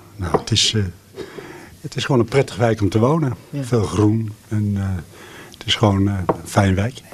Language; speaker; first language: Dutch; native; Dutch